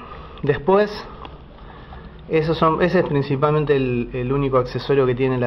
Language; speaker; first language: Spanish; native; Spanish